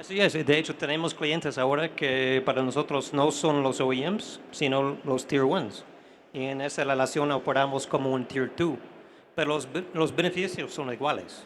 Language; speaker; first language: Spanish; non-native, fluent; English